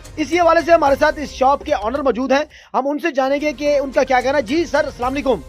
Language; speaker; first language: Urdu; non-native, local second language; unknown